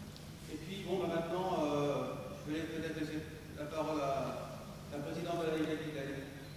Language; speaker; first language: French; native; French